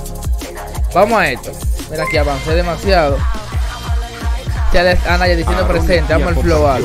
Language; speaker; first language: Spanish; native; Spanish